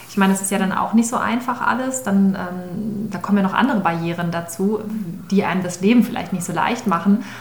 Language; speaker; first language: German; native; German